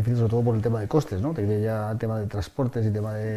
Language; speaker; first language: Spanish; native; Spanish